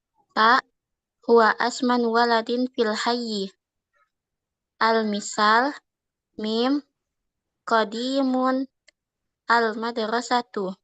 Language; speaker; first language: Arabic; non-native, learner; Indonesian